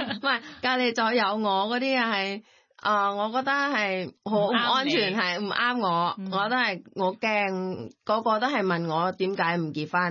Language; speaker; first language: Cantonese; non-native, fluent; Thai